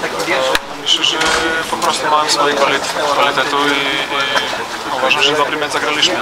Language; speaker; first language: Polish; non-native, fluent; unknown